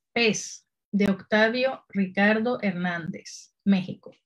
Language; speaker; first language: Spanish; native; Spanish